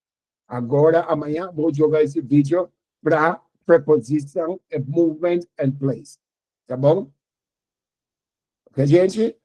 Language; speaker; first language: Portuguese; non-native, learner; English